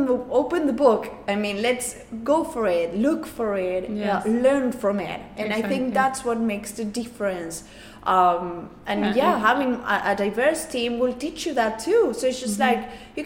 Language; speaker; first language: English; non-native, fluent; Spanish